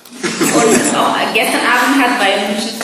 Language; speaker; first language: German; non-native, learner; Indonesian